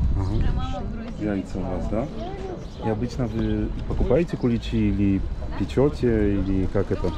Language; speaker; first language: Russian; non-native, fluent; Polish